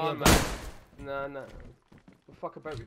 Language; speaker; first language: English; native; English